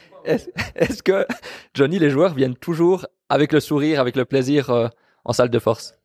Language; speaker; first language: French; native; French